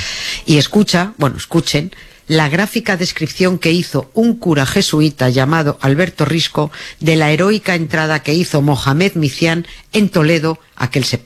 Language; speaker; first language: Spanish; native; Spanish